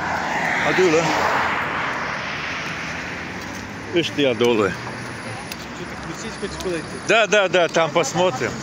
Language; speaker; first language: Russian; non-native, local second language; Chechen